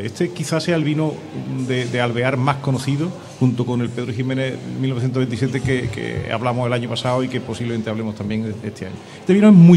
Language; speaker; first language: Spanish; native; Spanish